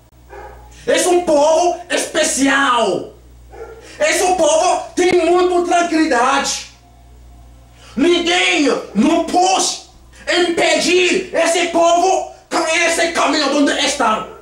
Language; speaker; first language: Portuguese; non-native, learner; Haitian Creole